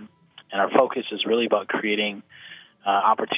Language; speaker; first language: English; native; English